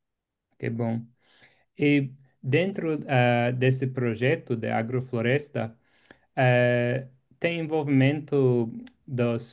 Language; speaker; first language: Portuguese; non-native, fluent; English